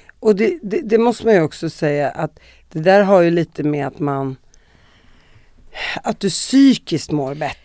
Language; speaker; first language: Swedish; native; Swedish